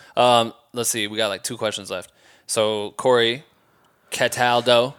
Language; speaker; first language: English; native; English